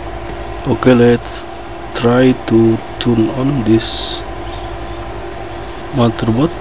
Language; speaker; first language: English; non-native, learner; Indonesian